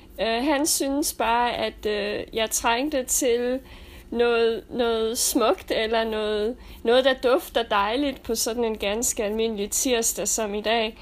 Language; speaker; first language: Danish; native; Danish